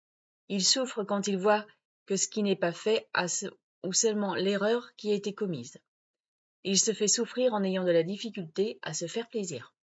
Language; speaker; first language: French; native; French